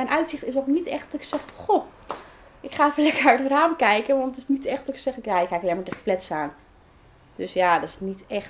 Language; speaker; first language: Dutch; native; Dutch